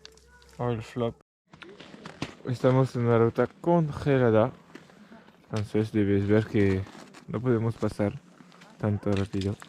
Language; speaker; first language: Spanish; non-native, learner; French